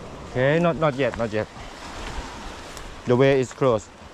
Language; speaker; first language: English; non-native, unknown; Thai